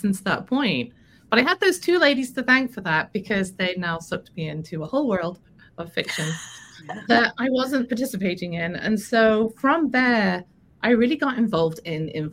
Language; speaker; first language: English; native; English